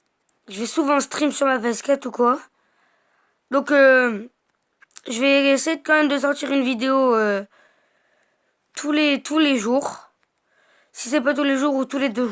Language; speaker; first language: French; native; French